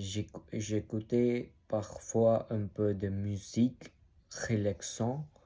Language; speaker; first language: French; non-native, learner; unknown